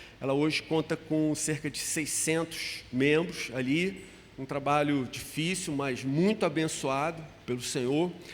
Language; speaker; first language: Portuguese; native; Portuguese